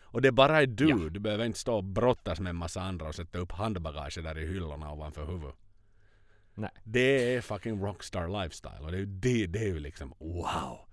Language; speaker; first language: Swedish; native; Swedish